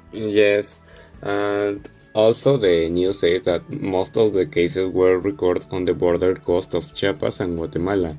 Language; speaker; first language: English; non-native, learner; Spanish